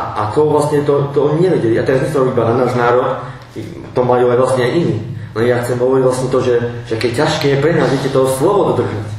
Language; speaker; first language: Slovak; non-native, local second language; Romany